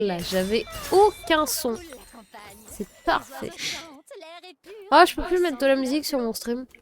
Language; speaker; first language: French; native; French